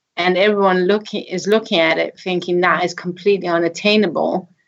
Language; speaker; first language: English; non-native, fluent; Danish